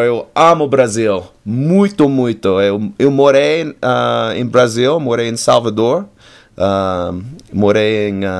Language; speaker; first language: Portuguese; non-native, learner; English